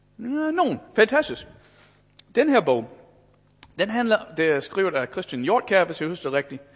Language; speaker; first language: Danish; non-native, fluent; English